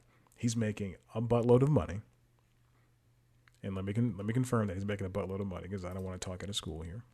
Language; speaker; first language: English; native; English